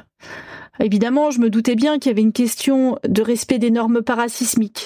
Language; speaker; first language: French; native; French